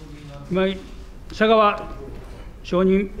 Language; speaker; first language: Japanese; native; Japanese